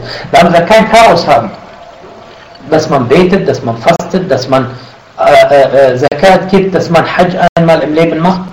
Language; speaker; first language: German; non-native, fluent; Arabic